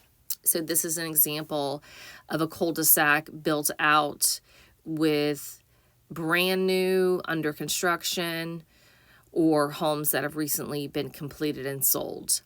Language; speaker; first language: English; native; English